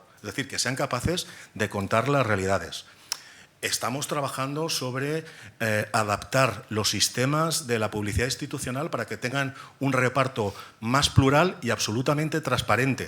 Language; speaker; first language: Spanish; native; Spanish